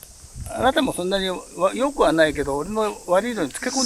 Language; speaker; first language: Japanese; native; Japanese